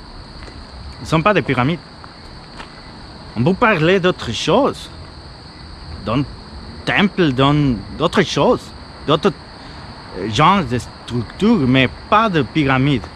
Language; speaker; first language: French; non-native, fluent; Spanish